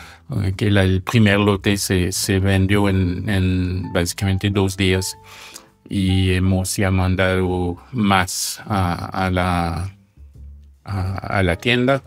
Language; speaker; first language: Spanish; non-native, fluent; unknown